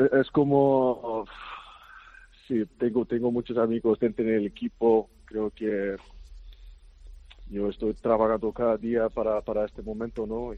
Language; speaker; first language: Spanish; non-native, fluent; Icelandic